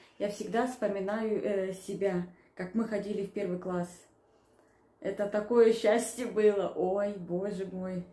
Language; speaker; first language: Russian; native; Russian